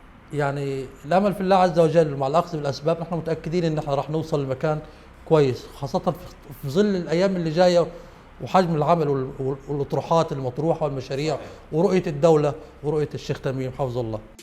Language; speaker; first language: Arabic; native; Arabic